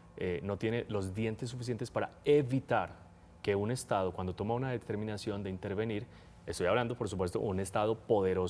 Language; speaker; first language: Spanish; native; Spanish